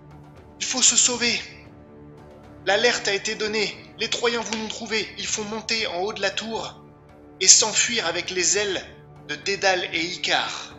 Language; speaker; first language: French; native; French